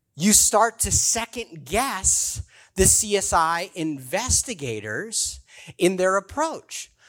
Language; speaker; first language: English; native; English